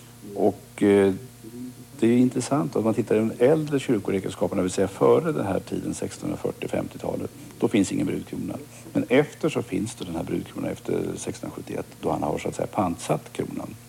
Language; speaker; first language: Swedish; native; Swedish